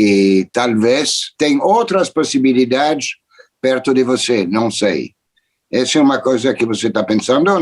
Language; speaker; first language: Portuguese; non-native, fluent; French